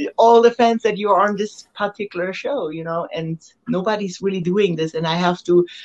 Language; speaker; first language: English; non-native, fluent; German